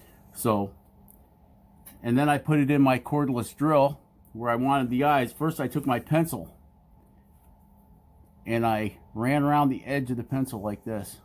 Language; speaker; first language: English; native; English